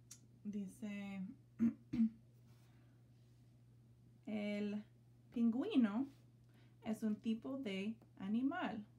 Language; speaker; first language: Spanish; non-native, learner; English